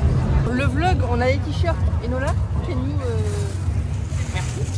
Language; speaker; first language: French; native; French